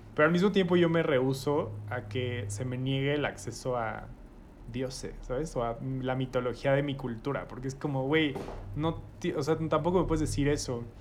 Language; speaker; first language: Spanish; native; Spanish